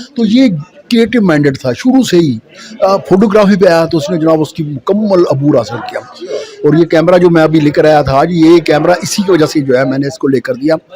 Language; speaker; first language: Urdu; non-native, local second language; Punjabi